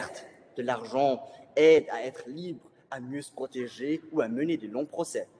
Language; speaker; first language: French; native; French